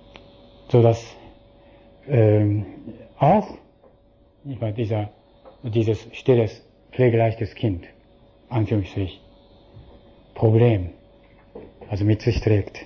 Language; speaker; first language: German; non-native, fluent; Japanese